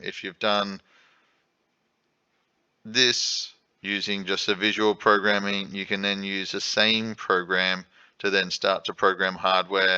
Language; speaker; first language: English; native; English